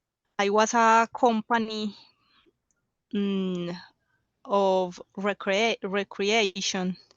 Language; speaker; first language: English; non-native, learner; Spanish